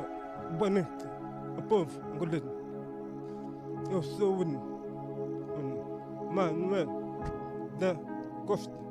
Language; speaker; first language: Portuguese; non-native, learner; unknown